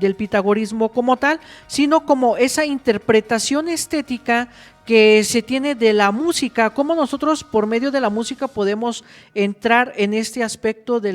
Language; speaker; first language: Spanish; native; Spanish